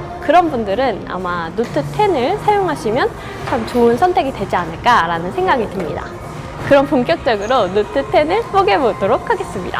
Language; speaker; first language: Korean; native; Korean